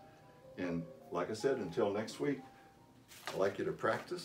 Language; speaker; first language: English; native; English